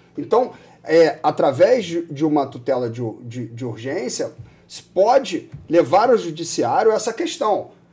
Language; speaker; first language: Portuguese; native; Portuguese